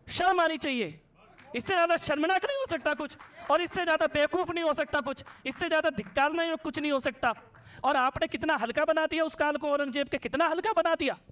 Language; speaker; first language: Hindi; native; Hindi